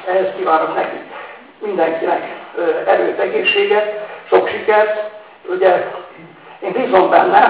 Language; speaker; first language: Hungarian; native; Hungarian